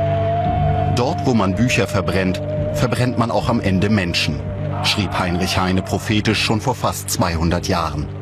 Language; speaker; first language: German; native; German